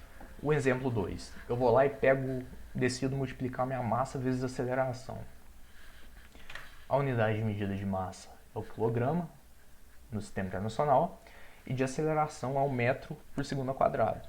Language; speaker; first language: Portuguese; native; Portuguese